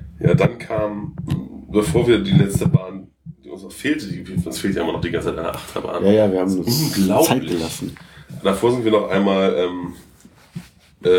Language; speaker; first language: German; native; German